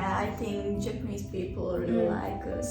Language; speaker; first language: English; non-native, fluent; Hungarian